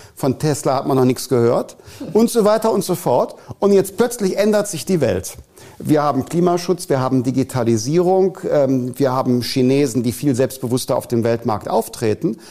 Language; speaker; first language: German; native; German